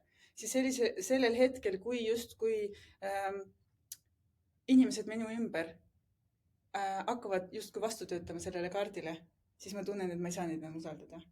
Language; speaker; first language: Estonian; native; Estonian